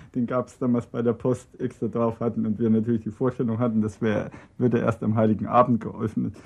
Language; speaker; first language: German; native; German